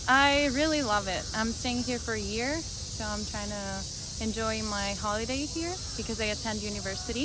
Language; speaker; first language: English; non-native, fluent; Italian